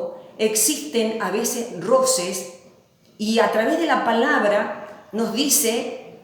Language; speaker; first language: Spanish; native; Spanish